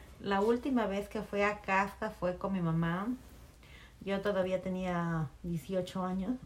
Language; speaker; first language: Spanish; native; Spanish